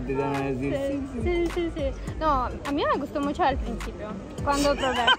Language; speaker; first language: Spanish; non-native, learner; Ukrainian